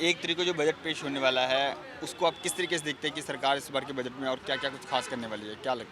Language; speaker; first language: Hindi; native; Hindi